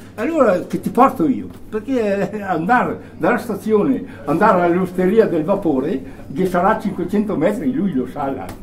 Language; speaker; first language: Italian; native; Italian